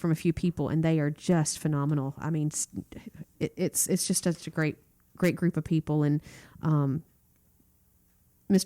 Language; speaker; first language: English; native; English